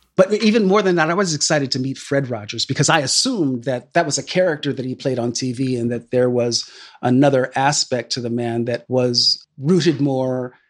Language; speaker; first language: English; native; English